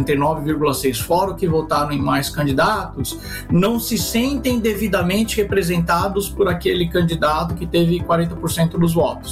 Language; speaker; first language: Portuguese; native; Portuguese